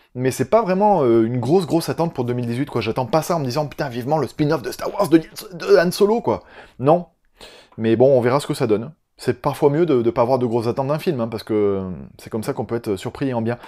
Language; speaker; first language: French; native; French